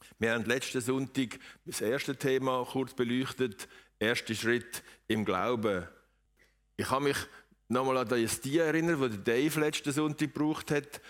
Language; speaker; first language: German; native; German